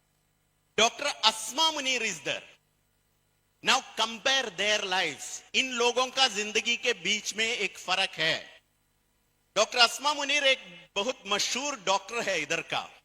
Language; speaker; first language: Hindi; non-native, fluent; Bangla